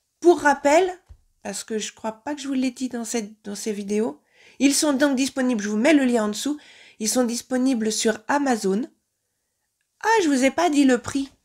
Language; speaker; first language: French; native; French